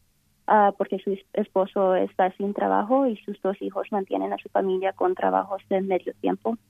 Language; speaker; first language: Spanish; early bilingual, heritage; Spanish